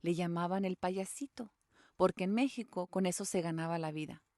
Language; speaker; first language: Spanish; early bilingual, heritage; Spanish